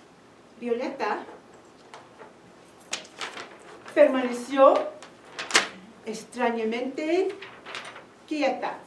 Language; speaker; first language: Spanish; non-native, fluent; English